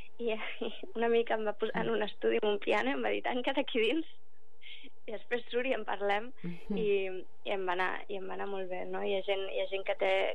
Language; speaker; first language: Catalan; early bilingual, other home language; English